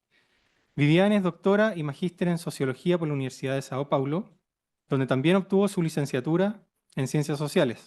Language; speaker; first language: Spanish; native; Spanish